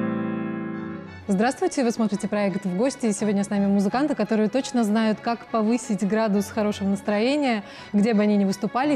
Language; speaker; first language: Russian; native; Russian